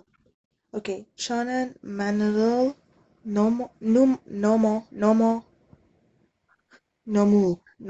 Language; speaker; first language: Korean; non-native, learner; English